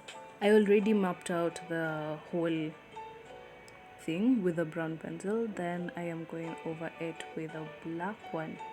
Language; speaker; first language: English; non-native, local second language; Swahili